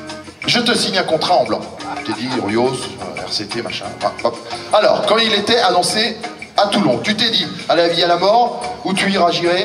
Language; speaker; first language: French; native; French